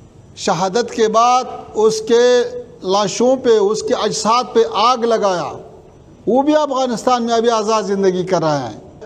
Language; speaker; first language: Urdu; non-native, fluent; Pashto